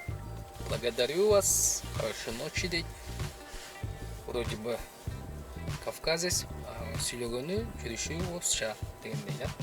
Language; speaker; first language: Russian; non-native, local second language; Kyrgyz